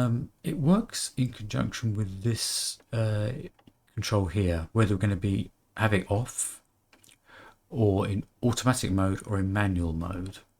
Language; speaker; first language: English; native; English